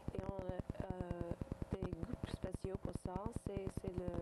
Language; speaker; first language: French; non-native, learner; English